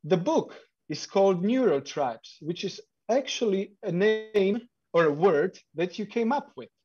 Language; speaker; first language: English; non-native, fluent; Slovak